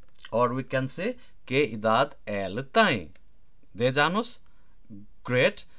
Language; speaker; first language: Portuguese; non-native, fluent; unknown